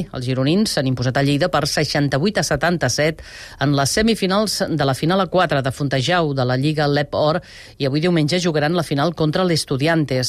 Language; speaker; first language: Catalan; native; Catalan